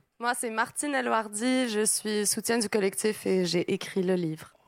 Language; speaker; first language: French; native; French